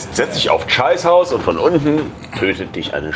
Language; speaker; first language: German; native; German